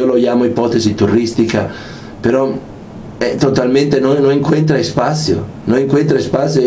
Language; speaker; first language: Spanish; non-native, fluent; Italian